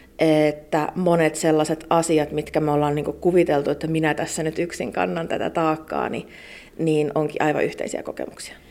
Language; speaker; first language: Finnish; native; Finnish